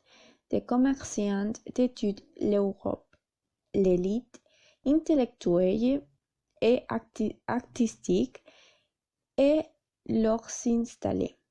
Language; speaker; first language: French; non-native, learner; Spanish